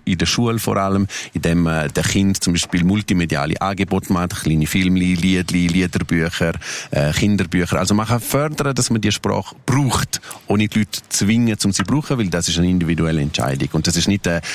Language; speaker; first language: German; non-native, local second language; Romansh